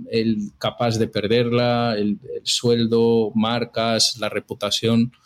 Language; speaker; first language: Spanish; non-native, fluent; Portuguese